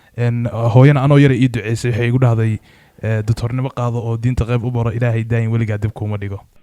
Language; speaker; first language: Somali; early bilingual, heritage; Somali